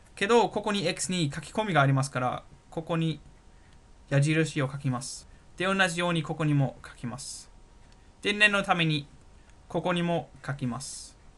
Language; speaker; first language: Japanese; non-native, fluent; German